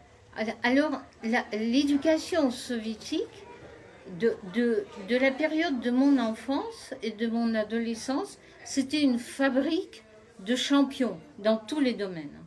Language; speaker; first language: French; non-native, fluent; Russian